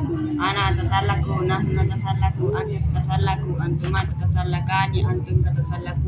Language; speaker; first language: Arabic; non-native, learner; Indonesian